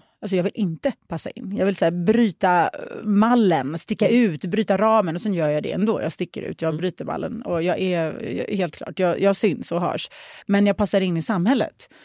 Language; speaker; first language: Swedish; early bilingual, other home language; Russian